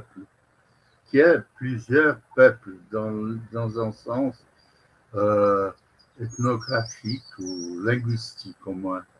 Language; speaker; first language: French; non-native, fluent; Portuguese